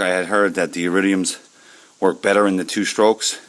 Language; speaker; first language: English; native; English